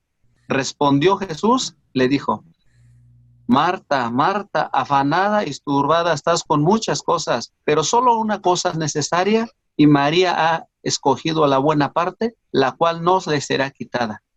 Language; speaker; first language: Spanish; native; Spanish